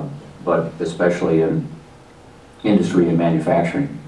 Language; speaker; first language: English; native; English